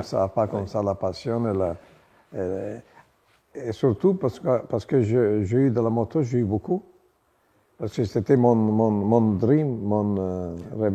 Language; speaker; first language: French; non-native, learner; Italian